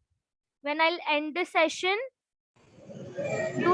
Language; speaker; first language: English; non-native, local second language; Hindi